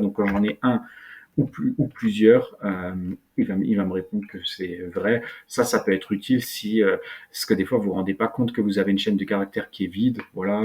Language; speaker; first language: French; native; French